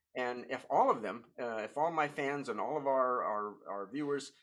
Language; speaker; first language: English; native; English